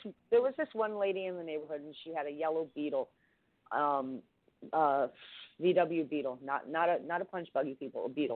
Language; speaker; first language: English; native; English